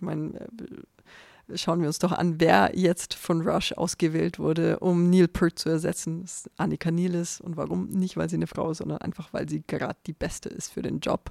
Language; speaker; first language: German; native; German